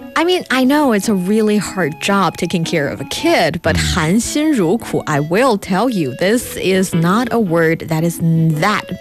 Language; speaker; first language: English; non-native, fluent; Chinese